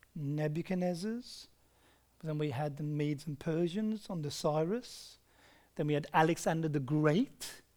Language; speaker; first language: English; native; English